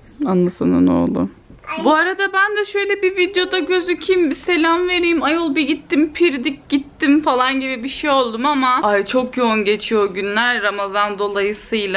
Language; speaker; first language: Turkish; native; Turkish